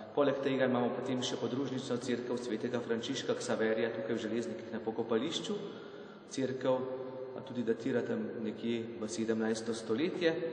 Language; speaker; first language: Slovenian; native; Slovenian